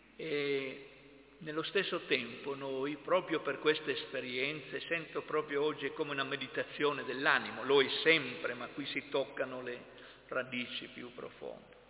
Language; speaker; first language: Italian; native; Italian